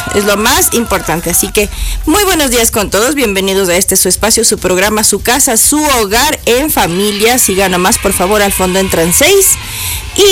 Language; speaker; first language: Spanish; native; Spanish